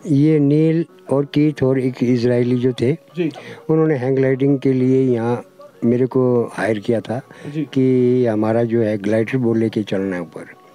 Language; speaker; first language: Hindi; native; Hindi